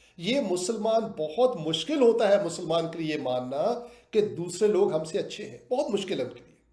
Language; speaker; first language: Urdu; native; Urdu